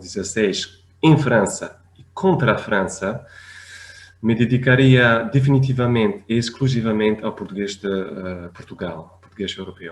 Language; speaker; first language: Portuguese; non-native, fluent; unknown